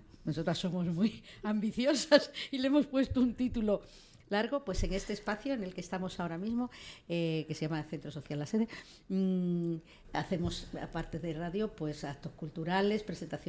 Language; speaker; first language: Spanish; native; Spanish